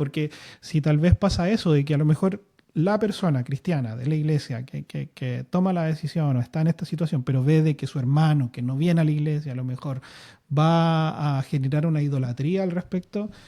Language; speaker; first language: Spanish; native; Spanish